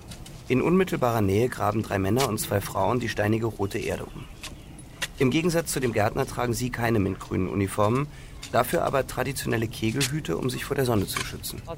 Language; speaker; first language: German; native; German